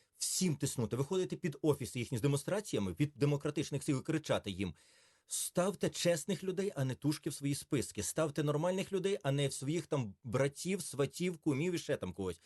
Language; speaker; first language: Ukrainian; native; Ukrainian